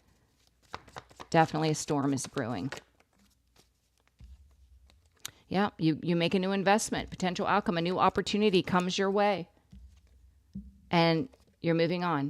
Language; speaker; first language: English; native; English